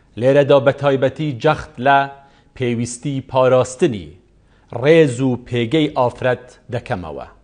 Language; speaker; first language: Central Kurdish; non-native, local second language; Kurdish